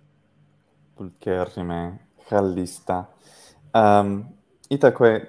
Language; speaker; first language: Greek; non-native, fluent; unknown